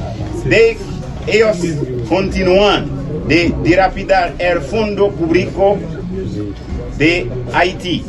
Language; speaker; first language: Spanish; non-native, learner; Haitian Creole